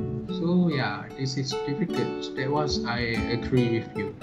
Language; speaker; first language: English; non-native, learner; Malay